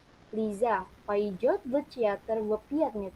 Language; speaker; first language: Russian; non-native, learner; Indonesian